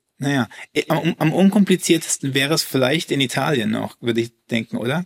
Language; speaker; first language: German; early bilingual, heritage; German